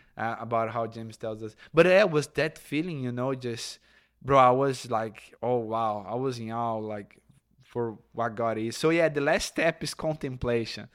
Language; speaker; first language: English; non-native, fluent; Portuguese